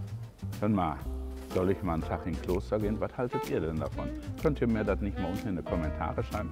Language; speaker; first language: German; native; German